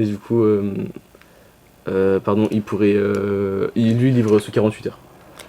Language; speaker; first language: French; native; French